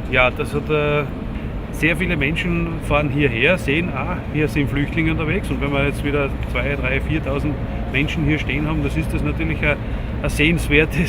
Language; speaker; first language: German; native; German